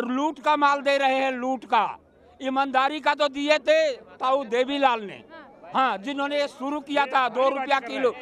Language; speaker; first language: Hindi; native; Hindi